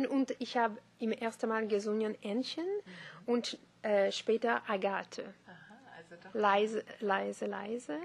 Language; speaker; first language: German; non-native, learner; French